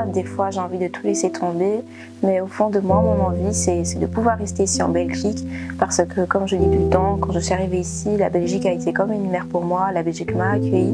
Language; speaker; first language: French; early bilingual, other home language; Portuguese